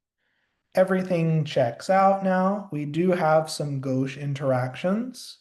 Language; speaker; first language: English; native; English